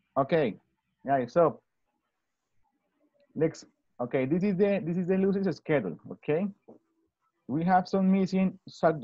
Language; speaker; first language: English; non-native, fluent; Spanish